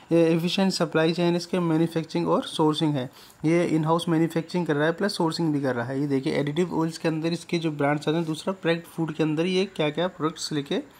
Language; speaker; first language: Hindi; native; Hindi